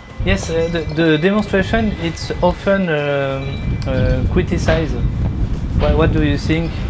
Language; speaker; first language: English; non-native, learner; French